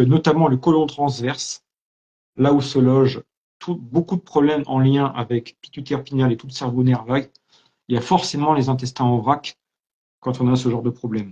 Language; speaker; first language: French; native; French